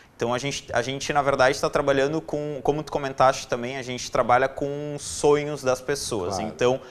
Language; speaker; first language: Portuguese; native; Portuguese